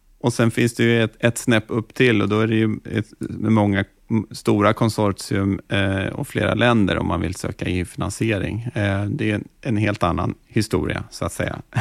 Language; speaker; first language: Swedish; native; Swedish